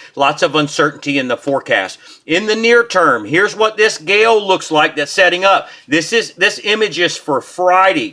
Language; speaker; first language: English; native; English